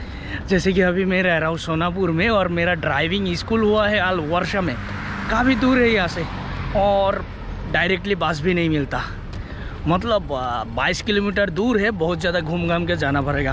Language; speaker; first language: Hindi; non-native, local second language; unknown